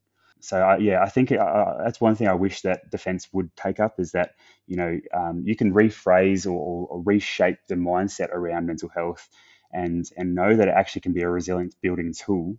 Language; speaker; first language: English; native; English